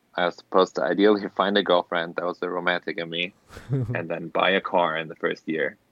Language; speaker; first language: English; non-native, fluent; German